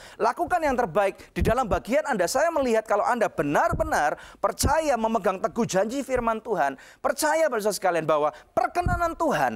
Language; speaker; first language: Indonesian; native; Indonesian